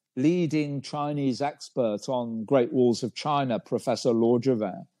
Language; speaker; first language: English; native; English